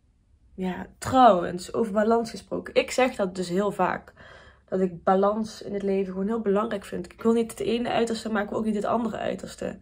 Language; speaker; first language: Dutch; native; Dutch